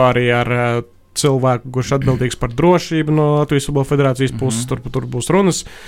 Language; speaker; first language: Latvian; non-native, local second language; Russian